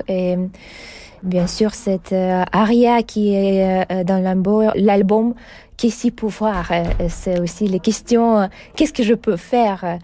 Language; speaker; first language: French; non-native, fluent; Russian